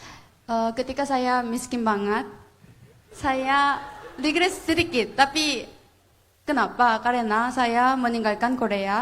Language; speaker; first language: Indonesian; non-native, learner; Korean